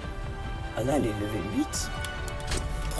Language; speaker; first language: French; native; French